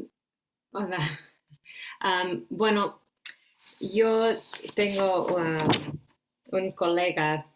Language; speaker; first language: Spanish; early bilingual, heritage; Spanish